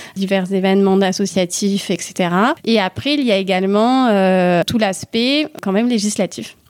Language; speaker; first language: French; native; French